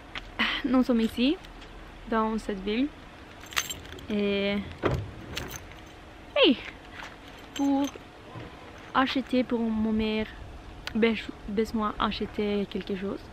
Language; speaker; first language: French; non-native, learner; Norwegian